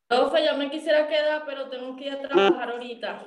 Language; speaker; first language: Spanish; native; Spanish